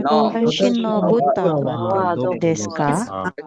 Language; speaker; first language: Japanese; non-native, learner; Indonesian